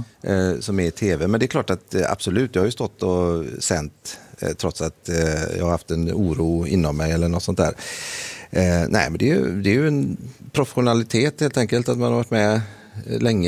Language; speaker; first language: Swedish; native; Swedish